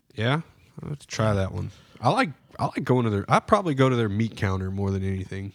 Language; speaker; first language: English; native; English